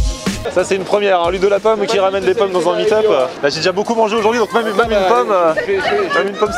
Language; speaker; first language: French; native; French